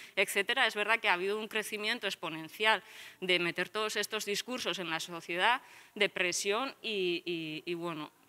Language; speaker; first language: Spanish; native; Spanish